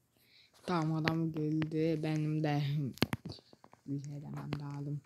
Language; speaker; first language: Turkish; early bilingual, heritage; Turkish